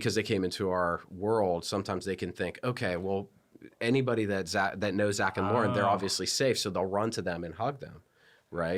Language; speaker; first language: English; native; English